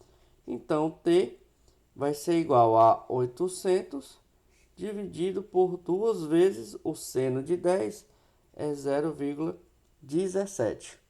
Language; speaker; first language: Portuguese; native; Portuguese